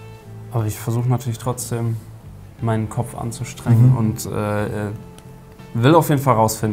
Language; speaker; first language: German; native; German